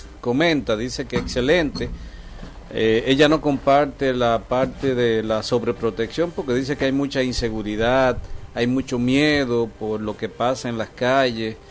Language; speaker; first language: Spanish; native; Spanish